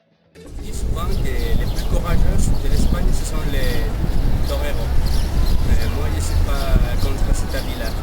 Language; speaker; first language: French; non-native, learner; Spanish